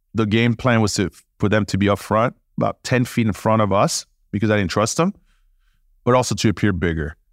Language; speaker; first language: English; early bilingual, other home language; French